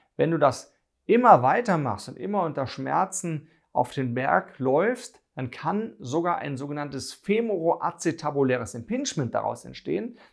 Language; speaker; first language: German; native; German